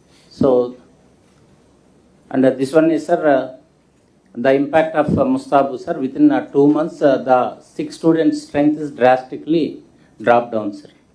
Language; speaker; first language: English; non-native, local second language; Telugu